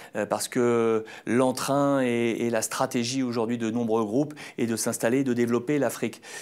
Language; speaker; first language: French; native; French